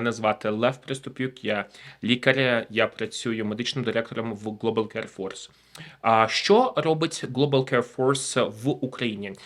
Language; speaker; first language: Ukrainian; native; Ukrainian